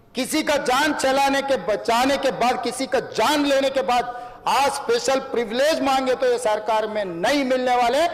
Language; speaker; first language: Hindi; non-native, local second language; Telugu